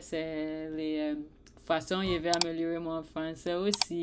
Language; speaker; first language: French; non-native, learner; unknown